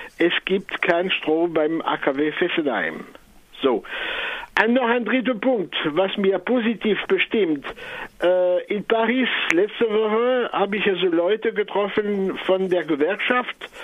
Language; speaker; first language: German; non-native, local second language; French